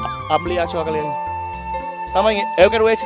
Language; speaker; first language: Portuguese; non-native, learner; Vietnamese